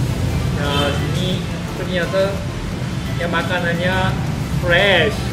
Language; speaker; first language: Indonesian; non-native, learner; Korean